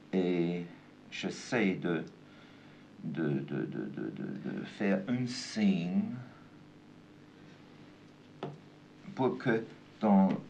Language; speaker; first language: French; non-native, fluent; German